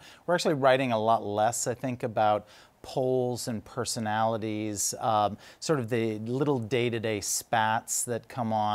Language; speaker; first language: English; native; English